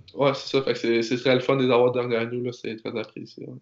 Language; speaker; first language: French; native; French